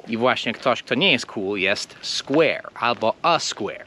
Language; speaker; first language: Polish; non-native, fluent; English